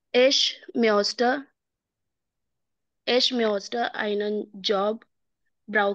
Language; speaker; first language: German; non-native, learner; Hindi